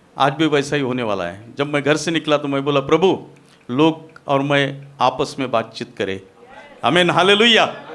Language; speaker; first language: Hindi; non-native, local second language; Marathi